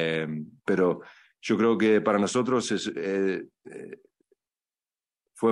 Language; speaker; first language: Spanish; non-native, fluent; English